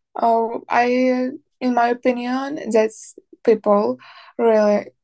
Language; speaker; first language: English; non-native, learner; Ukrainian